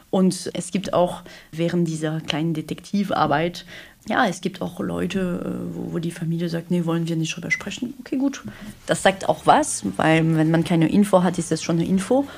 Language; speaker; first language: German; non-native, fluent; French